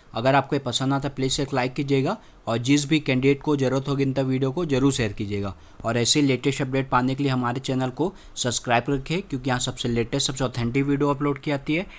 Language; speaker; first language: Hindi; native; Hindi